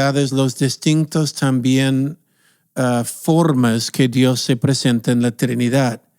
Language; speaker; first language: Spanish; non-native, fluent; English